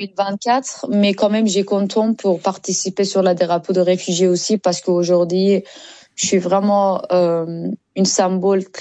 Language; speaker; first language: French; non-native, learner; Persian